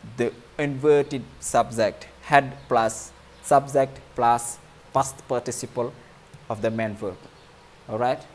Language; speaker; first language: English; non-native, fluent; Wolof